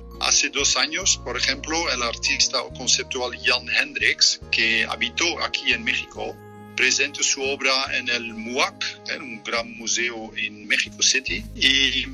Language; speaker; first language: Spanish; non-native, fluent; Dutch